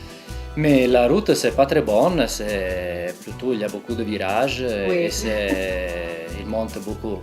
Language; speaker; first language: French; non-native, local second language; Italian